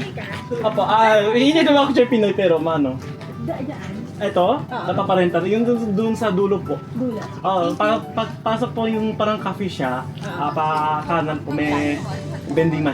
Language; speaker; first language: Filipino; early bilingual, heritage; Filipino